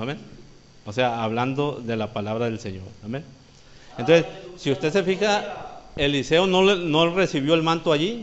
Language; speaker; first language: Spanish; native; Spanish